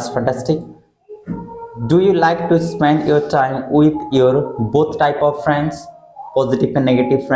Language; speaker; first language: English; non-native, fluent; Hindi